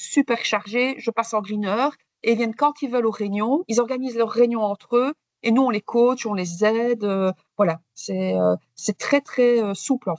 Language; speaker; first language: French; native; French